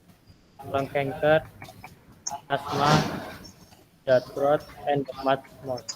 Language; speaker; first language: English; non-native, learner; Indonesian